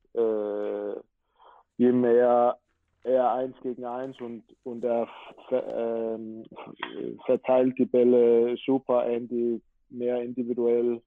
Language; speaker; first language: German; non-native, fluent; Danish